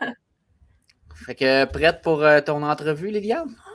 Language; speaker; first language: French; native; French